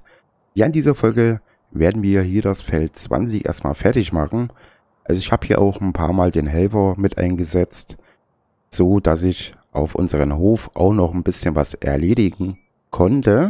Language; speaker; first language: German; native; German